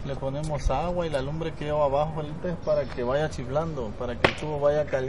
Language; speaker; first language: Spanish; native; Spanish